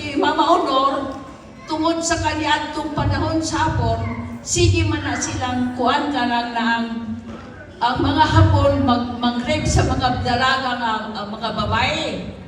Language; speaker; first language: Cebuano; non-native, local second language; Chavacano